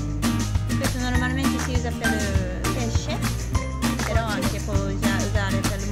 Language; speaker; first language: Italian; non-native, learner; Japanese